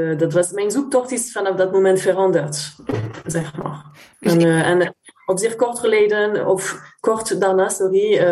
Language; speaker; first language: Dutch; non-native, fluent; French